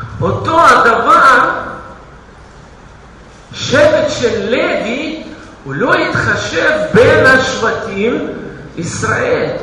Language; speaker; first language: Hebrew; non-native, fluent; Russian